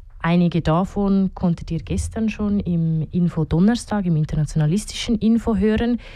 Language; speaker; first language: German; native; German